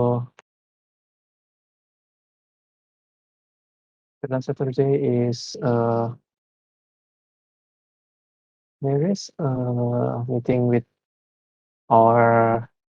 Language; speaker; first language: English; non-native, learner; Indonesian